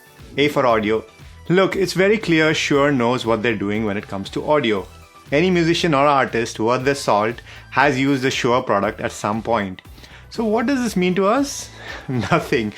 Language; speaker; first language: English; non-native, fluent; Dutch